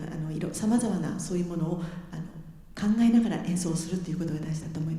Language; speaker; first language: Japanese; native; Japanese